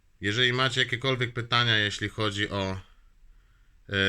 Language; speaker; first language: Polish; native; Polish